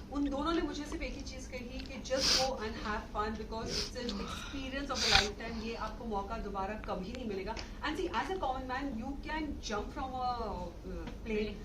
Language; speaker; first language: Hindi; native; Hindi